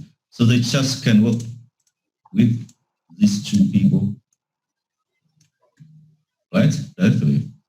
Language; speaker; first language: English; non-native, fluent; Vietnamese